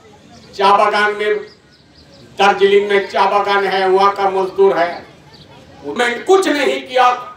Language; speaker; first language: Hindi; non-native, local second language; Bangla